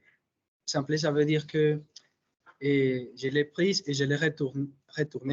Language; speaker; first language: French; non-native, fluent; Spanish